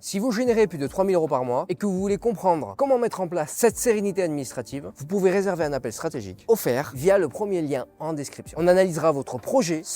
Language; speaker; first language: French; native; French